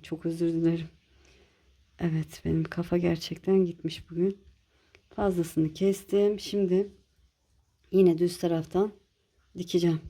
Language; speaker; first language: Turkish; native; Turkish